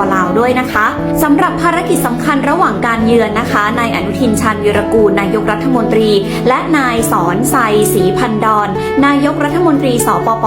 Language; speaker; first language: Thai; native; Thai